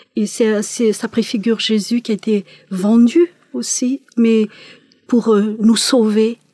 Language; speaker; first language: French; non-native, local second language; Malagasy